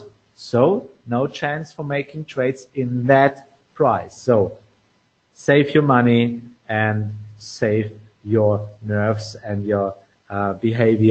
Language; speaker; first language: English; non-native, fluent; German